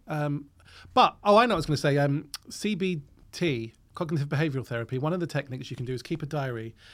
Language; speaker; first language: English; native; English